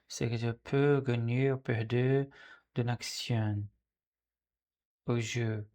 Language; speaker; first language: French; non-native, learner; Portuguese